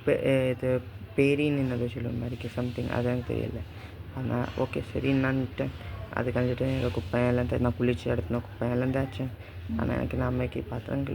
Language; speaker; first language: Tamil; non-native, learner; Malayalam